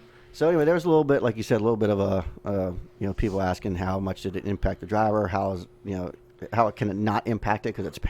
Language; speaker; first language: English; native; English